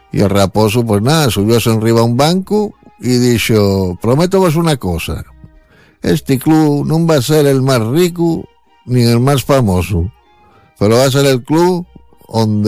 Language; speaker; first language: Spanish; native; Spanish